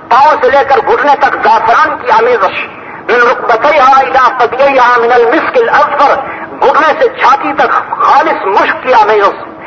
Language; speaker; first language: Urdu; non-native, local second language; Punjabi